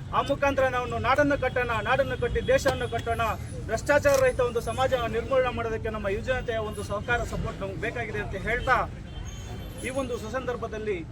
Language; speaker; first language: Kannada; non-native, local second language; Telugu